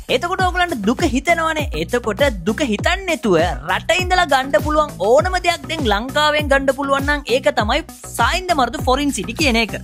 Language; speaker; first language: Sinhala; non-native, local second language; Tamil